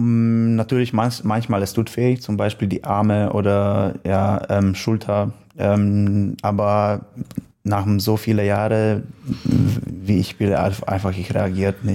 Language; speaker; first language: German; non-native, learner; Polish